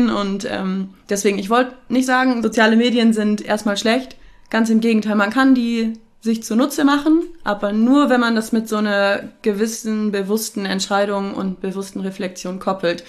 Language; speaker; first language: German; native; German